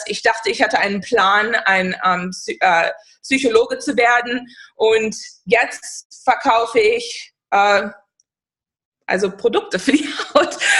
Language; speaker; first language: German; non-native, fluent; English